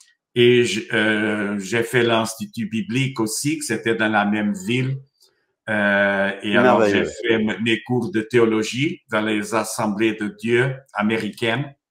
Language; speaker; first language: French; non-native, fluent; Portuguese